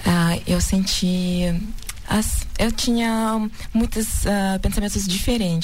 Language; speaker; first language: Portuguese; non-native, learner; Russian